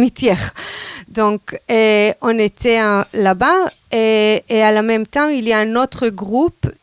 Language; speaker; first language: French; non-native, fluent; Hebrew